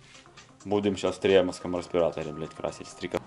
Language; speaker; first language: Russian; native; Russian